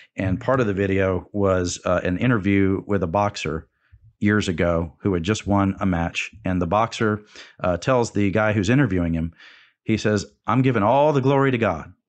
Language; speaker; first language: English; native; English